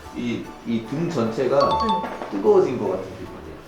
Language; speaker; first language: Korean; native; Korean